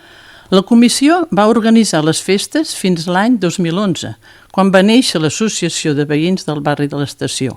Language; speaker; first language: Catalan; native; Catalan